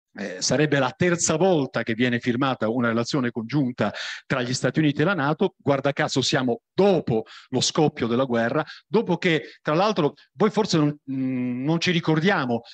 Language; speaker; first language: Italian; native; Italian